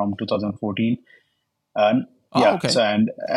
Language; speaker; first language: English; non-native, local second language; Hindi